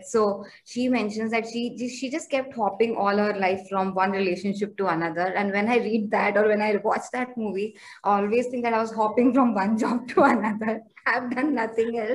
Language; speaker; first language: English; non-native, local second language; Hindi